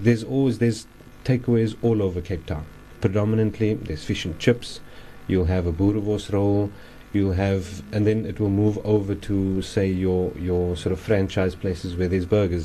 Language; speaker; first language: English; native; English